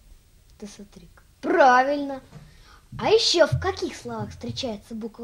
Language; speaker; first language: Russian; native; Russian